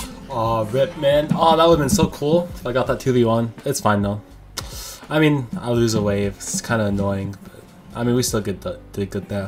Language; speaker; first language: English; native; English